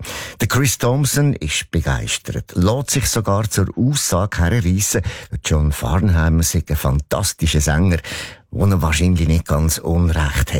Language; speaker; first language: German; native; German